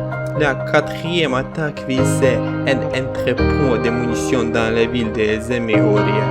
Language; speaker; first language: French; non-native, fluent; Ukrainian